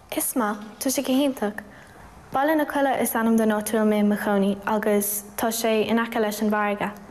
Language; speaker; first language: Irish; non-native, local second language; English